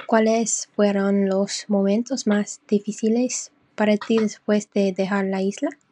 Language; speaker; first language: Spanish; early bilingual, heritage; English